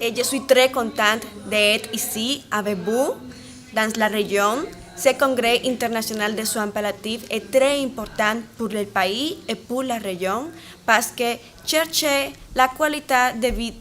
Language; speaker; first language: French; non-native, learner; Spanish